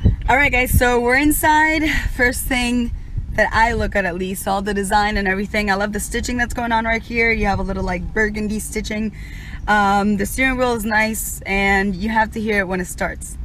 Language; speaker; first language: English; early bilingual, other home language; Spanish